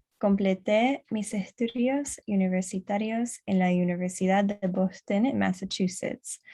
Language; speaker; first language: Spanish; non-native, learner; English